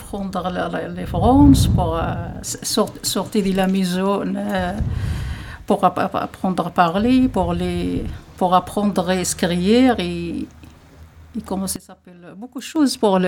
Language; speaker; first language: French; non-native, learner; Arabic